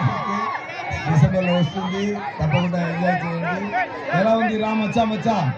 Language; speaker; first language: Telugu; non-native, learner; Tamil